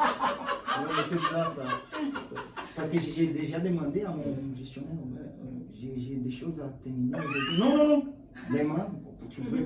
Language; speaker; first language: French; non-native, learner; Portuguese